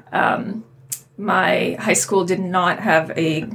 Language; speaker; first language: English; native; English